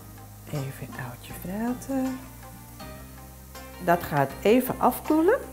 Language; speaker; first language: Dutch; non-native, learner; Japanese